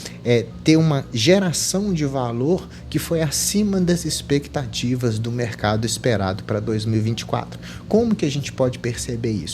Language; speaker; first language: Portuguese; native; Portuguese